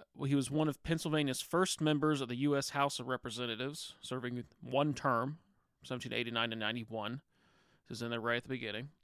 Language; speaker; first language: English; native; English